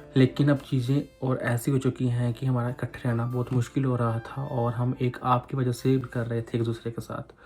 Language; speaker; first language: Hindi; non-native, local second language; Punjabi